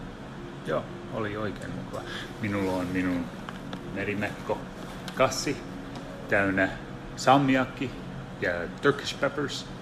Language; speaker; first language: Finnish; early bilingual, heritage; English